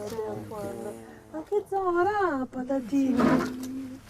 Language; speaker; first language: Italian; native; Italian